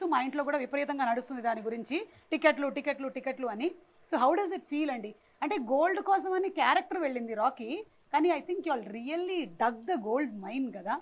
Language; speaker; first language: Telugu; native; Telugu